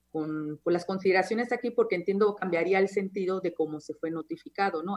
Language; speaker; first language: Spanish; native; Spanish